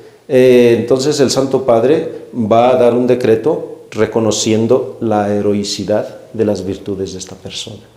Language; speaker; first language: Spanish; native; Spanish